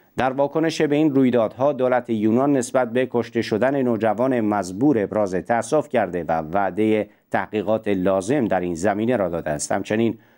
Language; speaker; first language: Persian; non-native, local second language; Central Kurdish